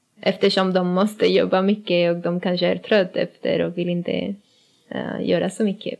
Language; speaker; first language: Swedish; non-native, learner; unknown